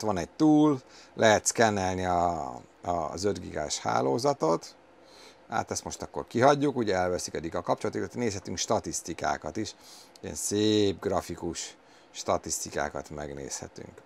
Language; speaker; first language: Hungarian; native; Hungarian